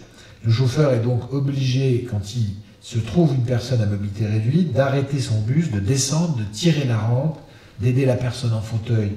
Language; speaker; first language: French; native; French